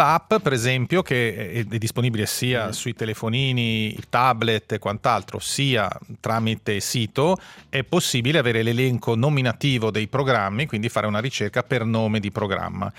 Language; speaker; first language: Italian; native; Italian